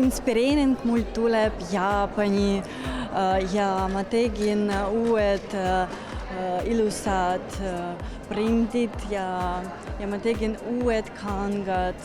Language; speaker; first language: Estonian; non-native, local second language; Russian